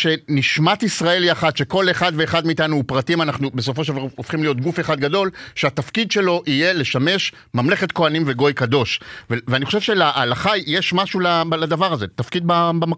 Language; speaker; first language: Hebrew; native; Hebrew